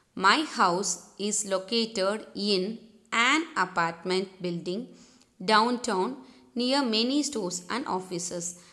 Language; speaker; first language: English; non-native, local second language; Tamil